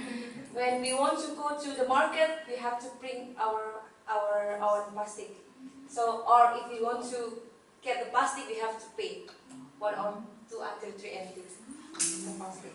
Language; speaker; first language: English; non-native, learner; Indonesian